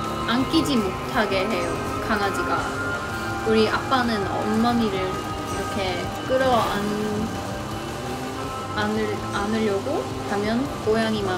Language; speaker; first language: Korean; non-native, fluent; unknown